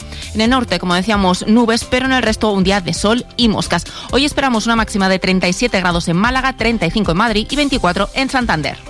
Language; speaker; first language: Spanish; native; Spanish